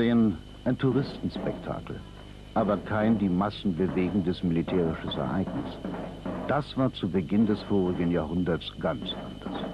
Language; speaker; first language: German; native; German